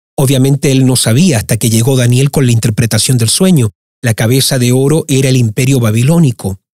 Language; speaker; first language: Spanish; early bilingual, heritage; Spanish